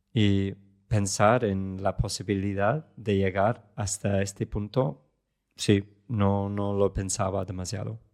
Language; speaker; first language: Spanish; non-native, fluent; English